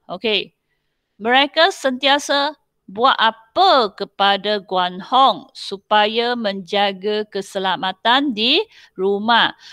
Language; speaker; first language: Malay; non-native, local second language; Chinese